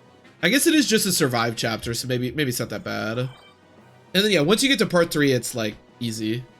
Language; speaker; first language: English; native; English